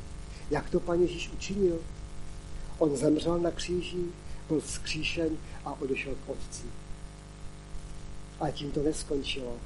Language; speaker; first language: Czech; non-native, local second language; Polish